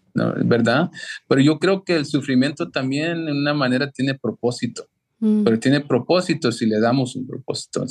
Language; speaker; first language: Spanish; early bilingual, heritage; Spanish